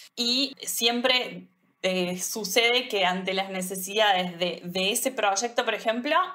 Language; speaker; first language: Spanish; native; Spanish